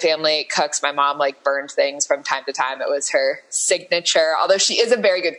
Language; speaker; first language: English; native; English